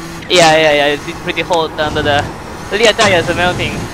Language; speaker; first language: English; non-native, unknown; Japanese